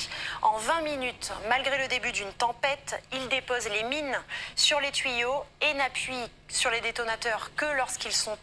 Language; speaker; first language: French; native; French